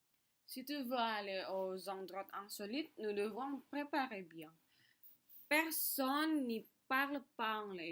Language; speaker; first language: French; non-native, learner; Indonesian